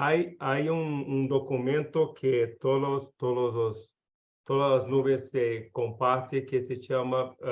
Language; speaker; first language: Spanish; non-native, learner; Portuguese